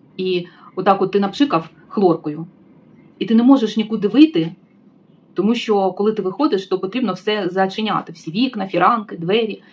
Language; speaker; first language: Ukrainian; native; Ukrainian